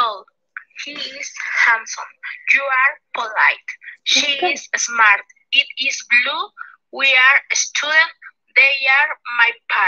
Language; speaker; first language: English; non-native, learner; Spanish